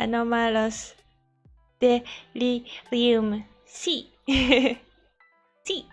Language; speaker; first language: Spanish; non-native, learner; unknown